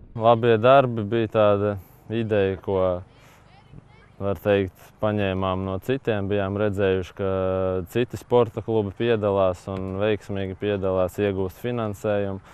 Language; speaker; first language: Latvian; native; Latvian